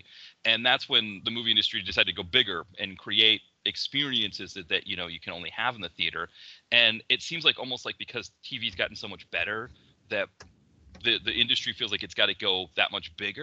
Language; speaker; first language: English; native; English